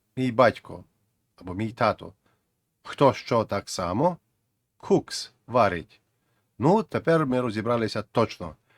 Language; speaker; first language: Ukrainian; native; Ukrainian